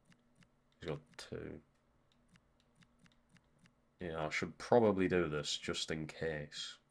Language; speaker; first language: English; native; English